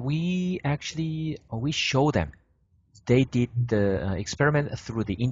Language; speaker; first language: English; non-native, learner; Korean